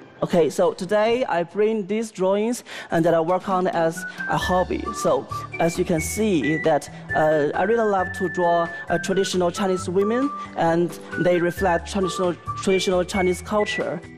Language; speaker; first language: English; non-native, fluent; Chinese